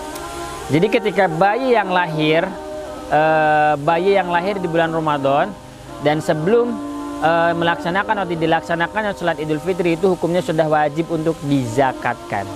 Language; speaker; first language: Indonesian; native; Indonesian